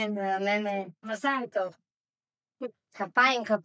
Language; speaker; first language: Hebrew; native; Hebrew